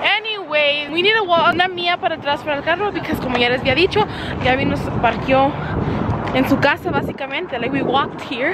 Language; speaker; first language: Spanish; early bilingual, heritage; Spanish